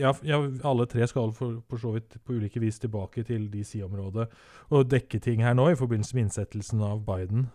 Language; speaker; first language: Norwegian; native; Norwegian